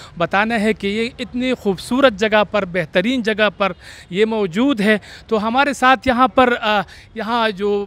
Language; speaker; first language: Urdu; non-native, local second language; Pashto